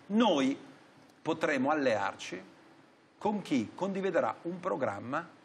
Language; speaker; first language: Italian; native; Italian